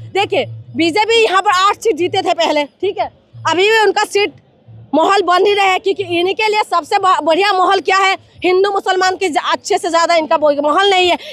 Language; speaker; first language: Hindi; non-native, local second language; Manipuri